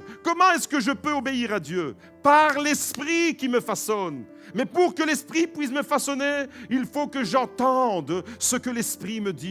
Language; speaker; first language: French; native; French